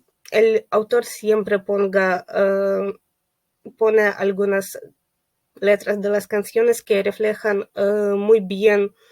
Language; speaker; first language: Spanish; non-native, fluent; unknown